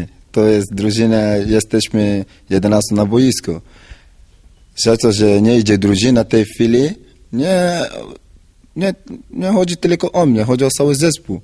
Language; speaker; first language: Polish; non-native, learner; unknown